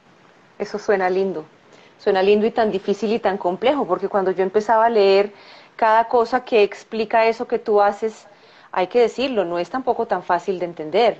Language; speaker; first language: Spanish; native; Spanish